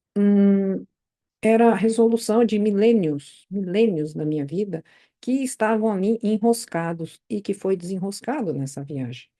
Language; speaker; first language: Portuguese; native; Portuguese